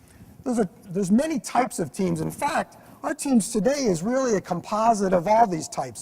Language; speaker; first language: English; native; English